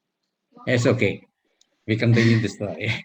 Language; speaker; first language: English; non-native, learner; Indonesian